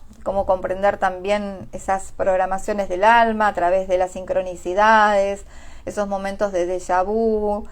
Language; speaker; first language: Spanish; native; Spanish